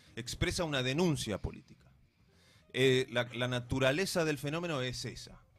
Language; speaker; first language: Spanish; native; Spanish